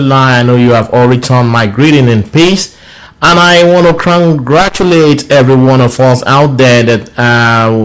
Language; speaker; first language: English; non-native, local second language; Yoruba